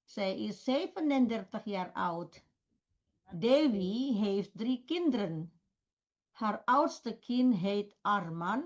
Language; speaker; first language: Dutch; non-native, fluent; Indonesian